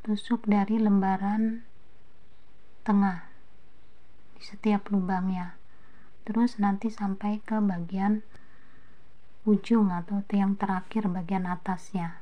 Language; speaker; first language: Indonesian; native; Indonesian